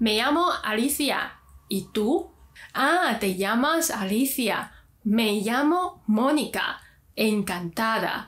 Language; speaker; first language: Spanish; non-native, fluent; Chinese